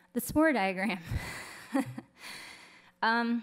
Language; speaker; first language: English; native; English